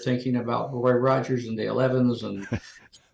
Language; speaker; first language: English; native; English